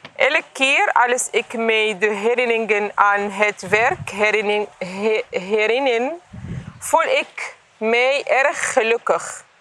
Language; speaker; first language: Dutch; non-native, learner; Arabic